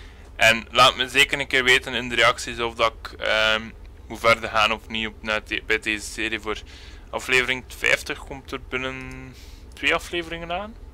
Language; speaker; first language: Dutch; native; Dutch